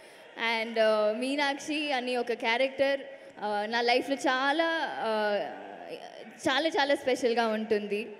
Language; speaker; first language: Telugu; non-native, learner; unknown